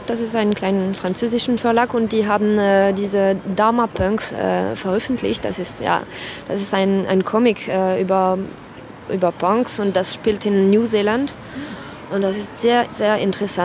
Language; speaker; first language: German; non-native, fluent; French